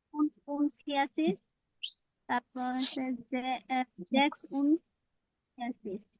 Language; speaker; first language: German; non-native, learner; Bangla